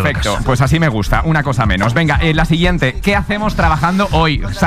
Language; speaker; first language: Spanish; native; Spanish